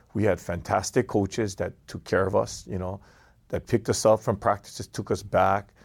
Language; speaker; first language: English; native; English